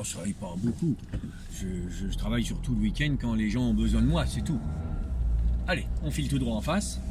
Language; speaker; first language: French; native; French